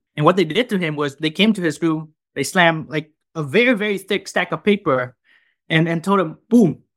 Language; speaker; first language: English; non-native, fluent; Vietnamese